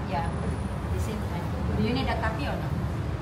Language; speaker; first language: English; non-native, learner; Lao